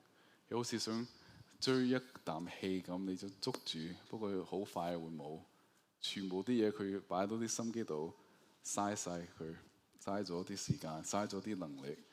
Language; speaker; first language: Cantonese; early bilingual, heritage; Cantonese